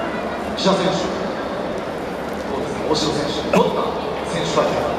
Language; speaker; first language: Japanese; native; Japanese